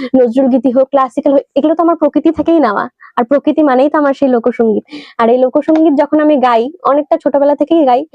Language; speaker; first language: Bangla; native; Bangla